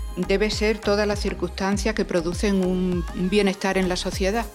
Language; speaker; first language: Spanish; native; Spanish